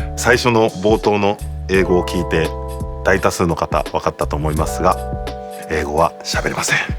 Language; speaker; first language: Japanese; native; Japanese